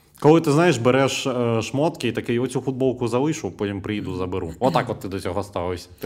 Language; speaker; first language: Ukrainian; non-native, local second language; Russian